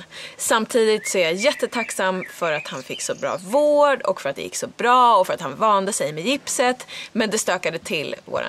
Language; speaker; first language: Swedish; native; Swedish